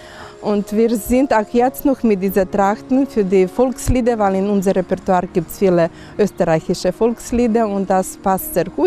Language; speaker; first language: German; non-native, local second language; Ukrainian